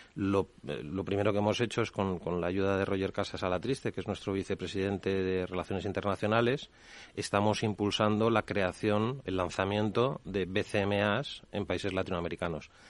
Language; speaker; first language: Spanish; native; Spanish